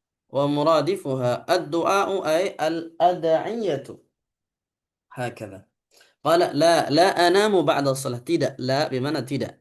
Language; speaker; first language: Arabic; non-native, fluent; Indonesian